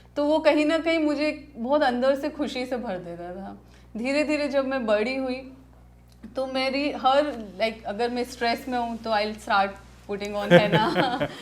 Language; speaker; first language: Hindi; native; Hindi